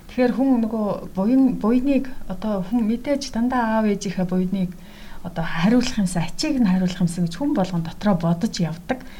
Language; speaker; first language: Mongolian; native; Mongolian